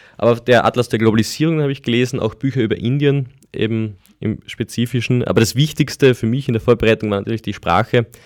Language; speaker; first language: German; native; German